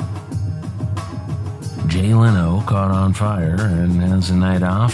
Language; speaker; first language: English; native; English